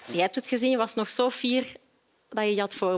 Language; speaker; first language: Dutch; native; Dutch